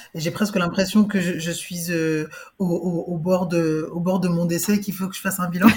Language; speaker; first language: French; early bilingual, other home language; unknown